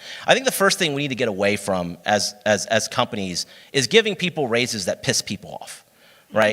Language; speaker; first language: English; native; English